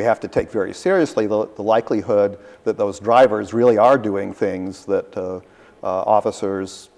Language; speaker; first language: English; native; English